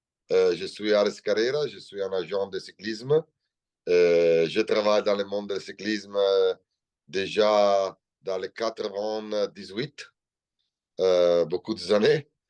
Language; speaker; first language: French; non-native, learner; Italian